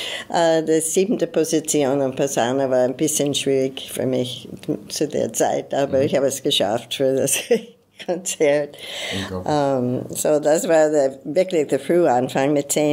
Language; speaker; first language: German; non-native, fluent; English